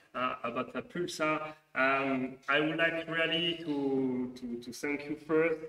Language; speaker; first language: English; non-native, fluent; French